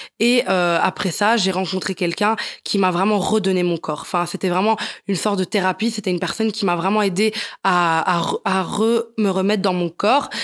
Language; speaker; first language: French; early bilingual, other home language; Italian